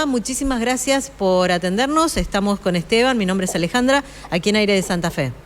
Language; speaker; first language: Spanish; native; Spanish